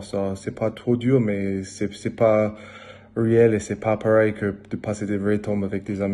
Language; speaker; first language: French; non-native, learner; English